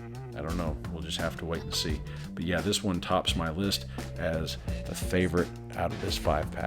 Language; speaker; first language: English; native; English